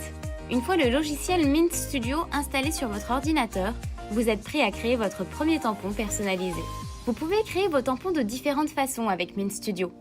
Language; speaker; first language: French; native; French